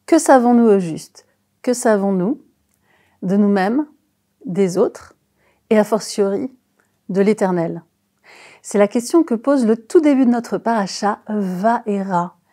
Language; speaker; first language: French; native; French